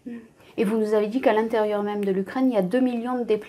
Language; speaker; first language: French; native; French